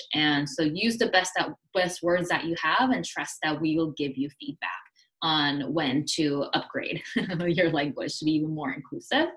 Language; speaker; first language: English; early bilingual, other home language; Korean